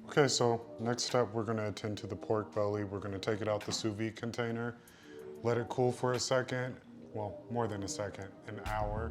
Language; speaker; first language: English; native; English